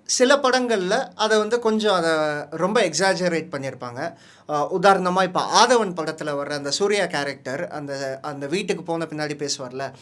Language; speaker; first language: Tamil; native; Tamil